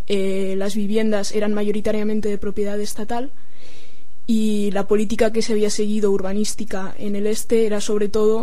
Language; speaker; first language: Spanish; native; Spanish